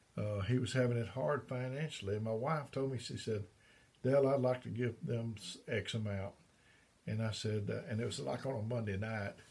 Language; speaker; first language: English; native; English